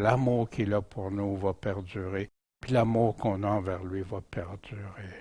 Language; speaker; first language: French; native; French